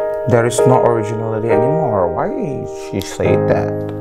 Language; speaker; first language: English; non-native, fluent; Indonesian